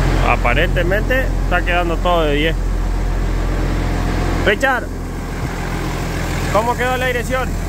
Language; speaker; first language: Spanish; native; Spanish